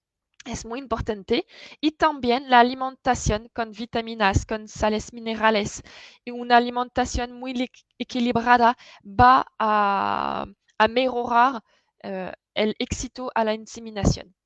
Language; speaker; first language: Spanish; non-native, fluent; French